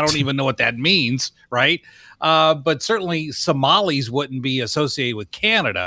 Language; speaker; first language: English; native; English